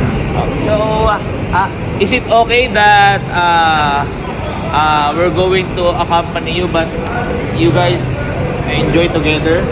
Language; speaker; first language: English; non-native, local second language; Filipino